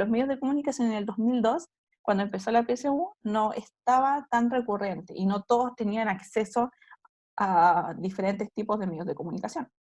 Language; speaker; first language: Spanish; native; Spanish